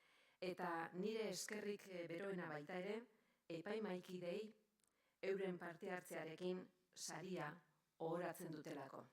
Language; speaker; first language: Basque; native; Basque